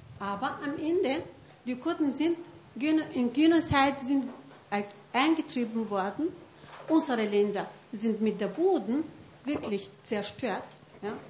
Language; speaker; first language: German; non-native, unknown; Kurdish